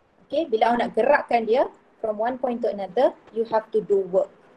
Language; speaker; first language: English; non-native, local second language; Malay